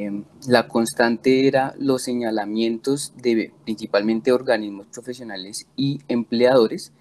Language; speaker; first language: Spanish; native; Spanish